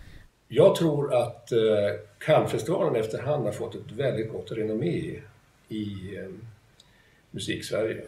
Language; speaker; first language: Swedish; native; Swedish